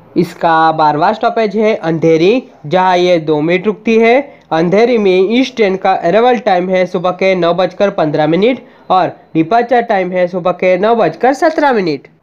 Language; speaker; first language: Hindi; non-native, local second language; Gujarati